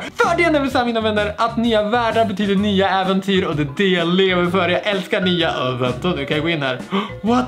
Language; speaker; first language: Swedish; native; Swedish